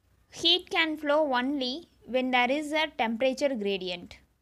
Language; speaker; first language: English; non-native, local second language; Tamil